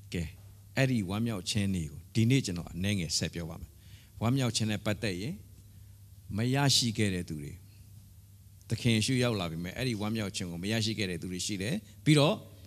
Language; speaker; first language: Burmese; non-native, local second language; Hakha Chin